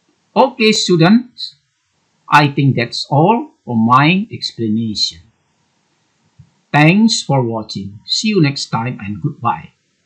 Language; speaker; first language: English; non-native, fluent; Indonesian